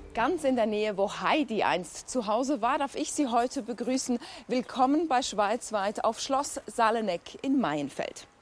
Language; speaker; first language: German; native; German